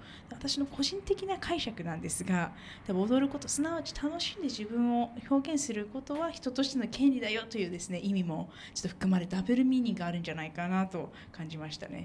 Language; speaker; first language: Japanese; native; Japanese